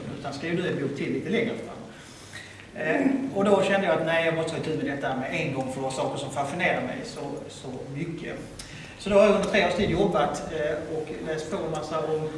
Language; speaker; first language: Swedish; native; Swedish